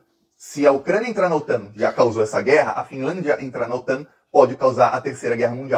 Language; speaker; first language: Portuguese; native; Portuguese